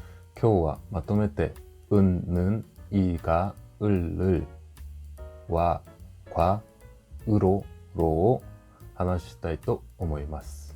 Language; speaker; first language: Japanese; non-native, fluent; Korean